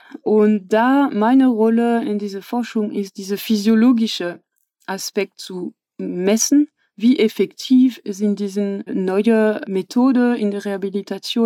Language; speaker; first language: German; non-native, fluent; French